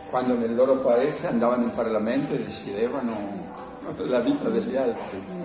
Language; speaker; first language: Italian; non-native, fluent; Spanish